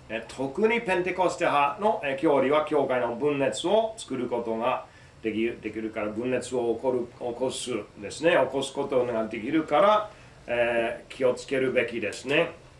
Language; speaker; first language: Japanese; non-native, fluent; English